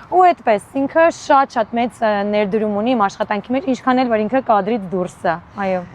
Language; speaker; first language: Armenian; native; Armenian